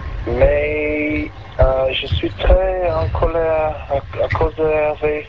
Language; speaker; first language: French; non-native, learner; English